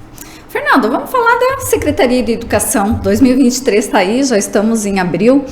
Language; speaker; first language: Portuguese; native; Portuguese